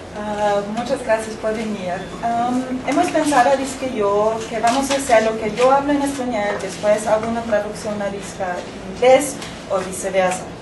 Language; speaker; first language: Spanish; non-native, fluent; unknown